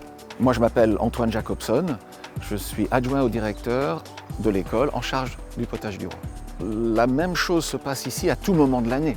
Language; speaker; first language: French; native; French